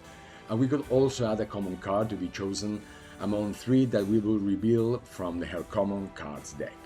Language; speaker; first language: English; non-native, fluent; Spanish